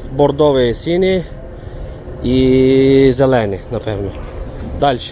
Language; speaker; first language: Ukrainian; early bilingual, heritage; Turkish